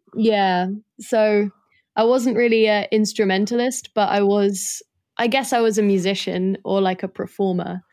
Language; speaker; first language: English; native; English